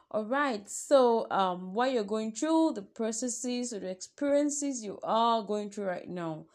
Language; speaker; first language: English; non-native, local second language; Yoruba